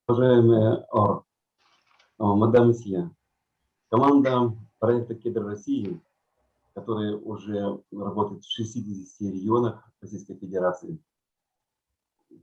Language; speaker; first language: Russian; native; Russian